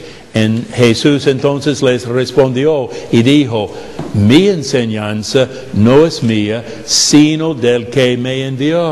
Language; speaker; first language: Spanish; non-native, fluent; English